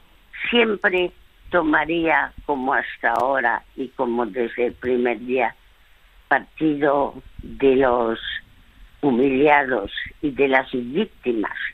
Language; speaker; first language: Spanish; early bilingual, other home language; French